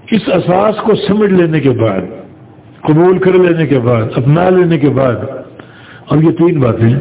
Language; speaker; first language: Urdu; native; Urdu